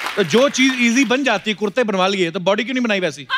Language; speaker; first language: Hindi; native; Hindi